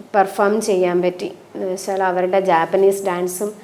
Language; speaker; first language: Malayalam; non-native, local second language; Tamil